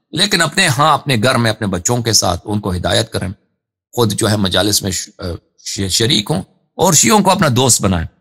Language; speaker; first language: Urdu; non-native, fluent; Persian